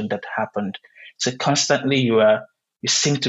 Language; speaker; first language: English; non-native, local second language; Igbo